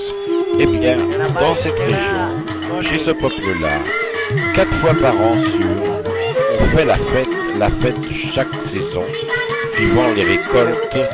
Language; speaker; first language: French; native; French